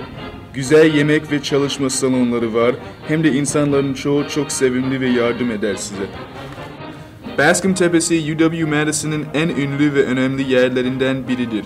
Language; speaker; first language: Turkish; early bilingual, heritage; Turkish